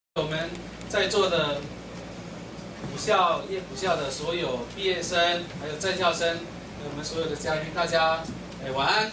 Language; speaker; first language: Chinese; native; Chinese